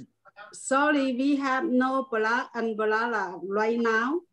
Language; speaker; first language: English; non-native, learner; Chinese